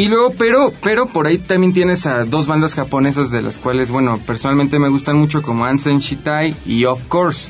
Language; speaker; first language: Spanish; native; Spanish